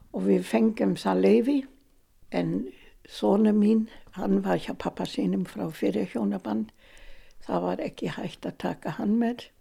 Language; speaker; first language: Icelandic; non-native, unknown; German